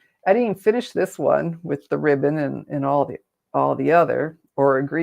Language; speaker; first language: English; native; English